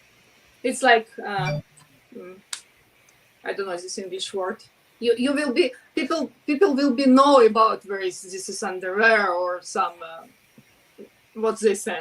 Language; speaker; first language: English; non-native, learner; Ukrainian